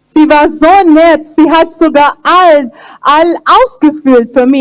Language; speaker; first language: German; non-native, fluent; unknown